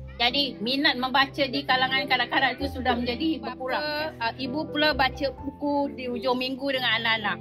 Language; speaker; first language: Malay; native; Malay